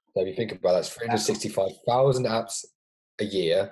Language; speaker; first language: English; native; English